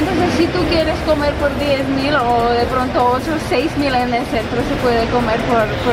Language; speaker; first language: Spanish; non-native, fluent; Hungarian